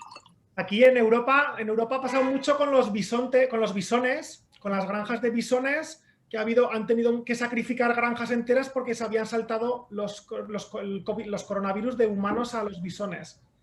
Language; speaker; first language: Spanish; native; Spanish